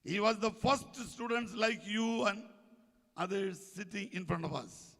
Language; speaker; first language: English; non-native, local second language; Malayalam